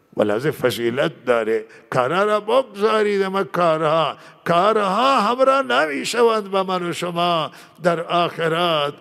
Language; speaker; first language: Persian; non-native, local second language; Baluchi